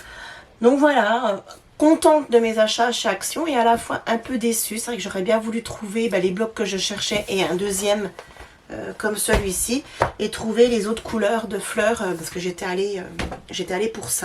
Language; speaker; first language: French; native; French